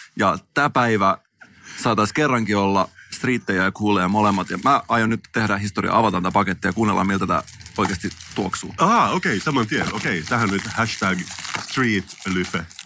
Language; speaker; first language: Finnish; native; Finnish